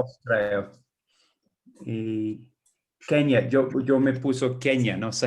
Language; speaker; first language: Spanish; non-native, fluent; English